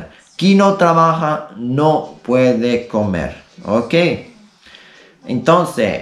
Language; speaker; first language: Spanish; non-native, learner; Italian